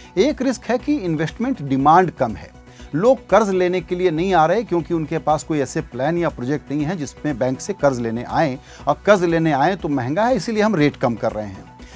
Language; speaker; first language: Hindi; native; Hindi